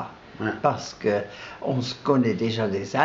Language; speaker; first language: French; non-native, local second language; German